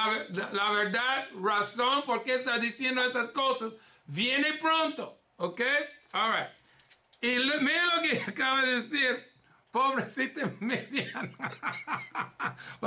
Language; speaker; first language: Spanish; early bilingual, heritage; English